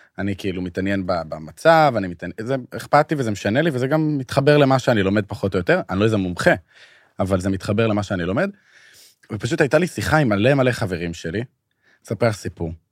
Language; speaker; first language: Hebrew; native; Hebrew